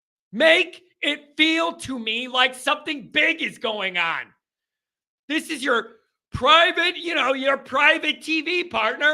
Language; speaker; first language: English; native; English